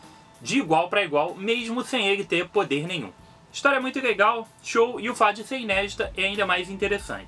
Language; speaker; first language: Portuguese; native; Portuguese